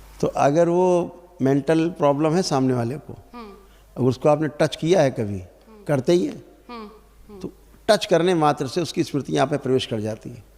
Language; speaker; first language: Hindi; native; Hindi